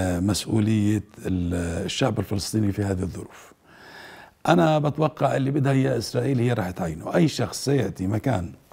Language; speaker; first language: Arabic; native; Arabic